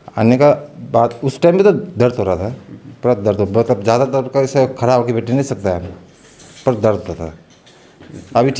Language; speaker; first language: Hindi; non-native, learner; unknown